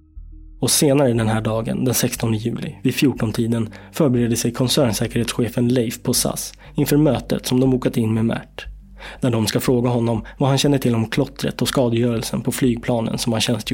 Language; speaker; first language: Swedish; native; Swedish